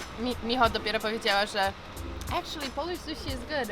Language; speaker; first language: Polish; early bilingual, heritage; English